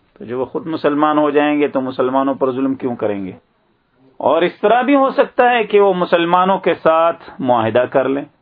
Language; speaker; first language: Urdu; native; Urdu